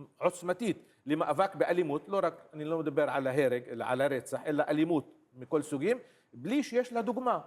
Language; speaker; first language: Hebrew; non-native, local second language; Arabic